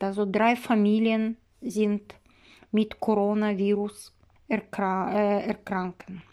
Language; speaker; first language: German; non-native, learner; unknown